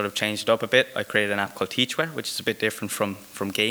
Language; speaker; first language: English; native; English